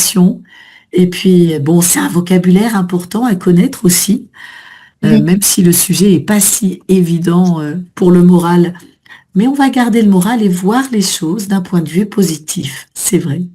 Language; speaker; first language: French; native; French